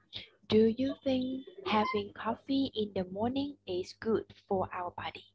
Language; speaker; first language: English; non-native, fluent; Vietnamese